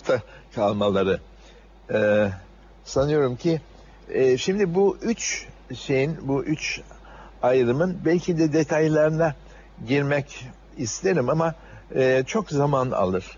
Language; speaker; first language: Turkish; native; Turkish